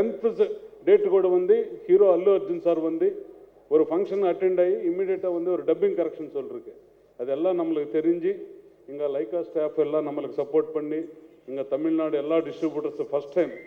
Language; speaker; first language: Tamil; non-native, learner; Telugu